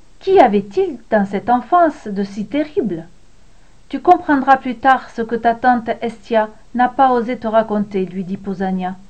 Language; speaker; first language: French; native; French